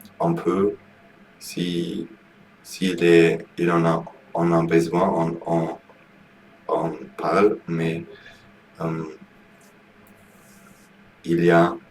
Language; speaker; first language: French; non-native, learner; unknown